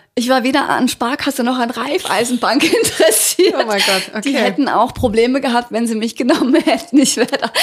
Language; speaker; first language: German; early bilingual, other home language; Croatian